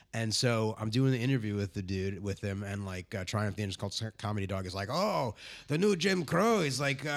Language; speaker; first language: English; native; English